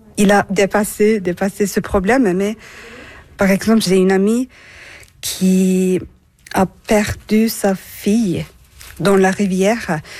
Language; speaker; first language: French; non-native, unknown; Turkish